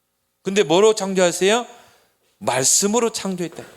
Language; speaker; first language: Korean; native; Korean